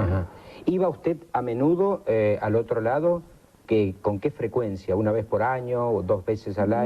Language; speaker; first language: Spanish; native; Spanish